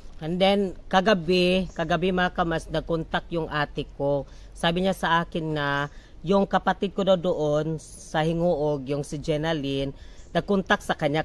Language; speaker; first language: Filipino; non-native, local second language; Cebuano